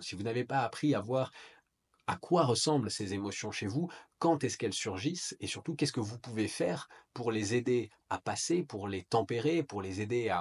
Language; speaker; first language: French; native; French